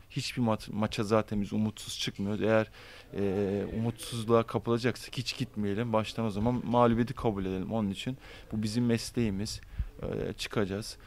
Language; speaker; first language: Turkish; early bilingual, heritage; Turkish